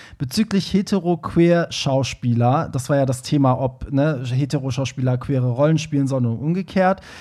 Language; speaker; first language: German; early bilingual, other home language; Persian